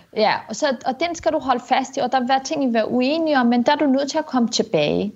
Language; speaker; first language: Danish; early bilingual, other home language; Kurdish